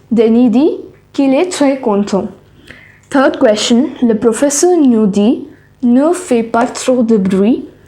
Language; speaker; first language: French; non-native, fluent; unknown